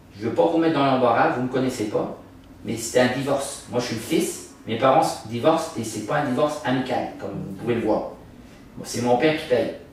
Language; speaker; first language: French; native; French